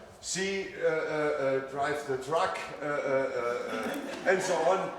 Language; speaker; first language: English; non-native, learner; German